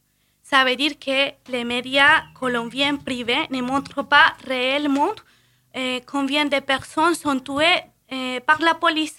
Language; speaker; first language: French; non-native, fluent; Spanish